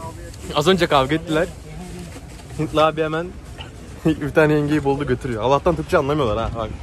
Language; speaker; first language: Turkish; native; Turkish